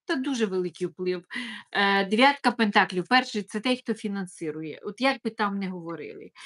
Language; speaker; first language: Ukrainian; non-native, local second language; Russian